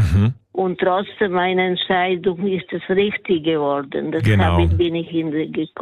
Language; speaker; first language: German; non-native, fluent; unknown